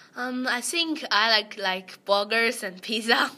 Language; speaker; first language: English; early bilingual, other home language; Chinese